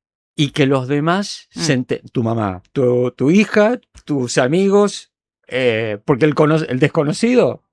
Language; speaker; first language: Spanish; native; Spanish